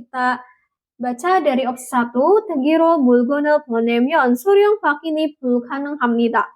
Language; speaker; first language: Korean; non-native, fluent; Indonesian